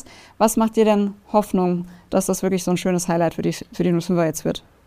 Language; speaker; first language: German; native; German